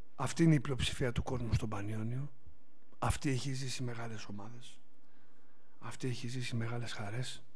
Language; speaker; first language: Greek; native; Greek